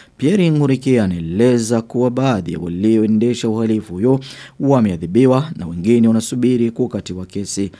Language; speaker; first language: Swahili; non-native, local second language; Rundi